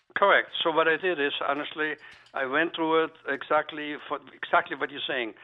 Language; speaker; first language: English; non-native, fluent; German